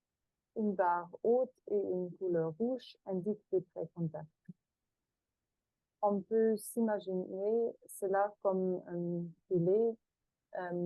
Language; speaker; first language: French; non-native, fluent; German